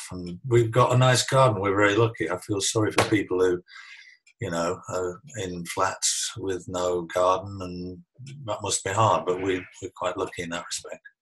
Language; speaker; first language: English; native; English